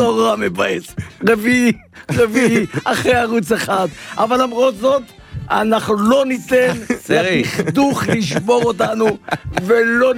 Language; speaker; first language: Hebrew; native; Hebrew